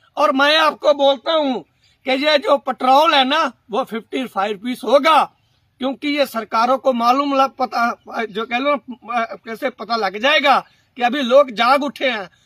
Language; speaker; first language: Hindi; non-native, local second language; Punjabi